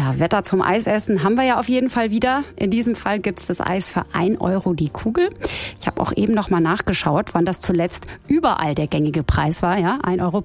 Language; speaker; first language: German; native; German